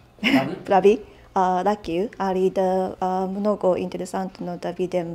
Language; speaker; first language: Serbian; non-native, learner; Japanese